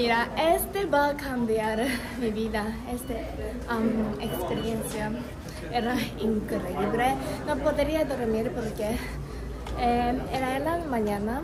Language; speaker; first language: Spanish; non-native, learner; Japanese